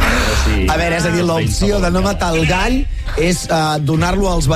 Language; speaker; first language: Catalan; native; Catalan